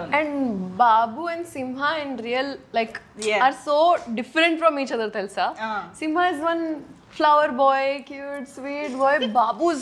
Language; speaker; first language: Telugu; non-native, local second language; Urdu